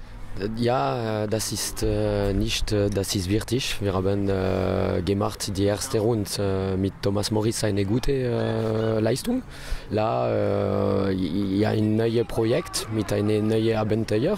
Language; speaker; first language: German; non-native, learner; French